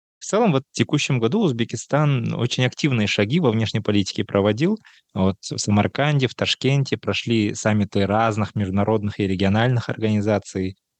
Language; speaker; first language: Russian; non-native, local second language; Kazakh